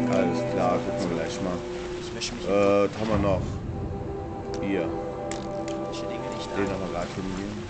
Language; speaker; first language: German; native; German